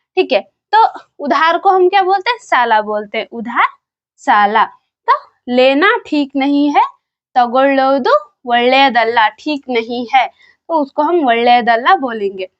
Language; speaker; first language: Hindi; non-native, local second language; Kannada